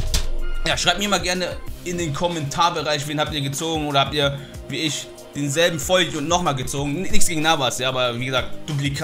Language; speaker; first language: German; native; German